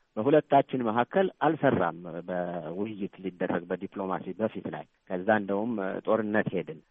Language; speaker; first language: Amharic; non-native, local second language; Tigrinya